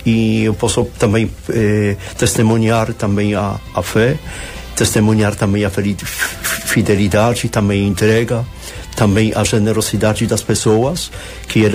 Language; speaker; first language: Portuguese; non-native, fluent; Polish